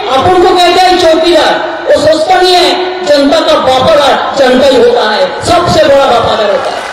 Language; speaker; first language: Hindi; non-native, local second language; Bangla